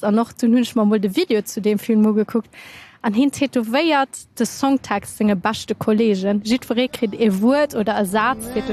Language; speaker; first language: German; native; German